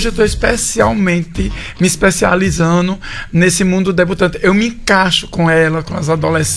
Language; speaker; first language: Portuguese; native; Portuguese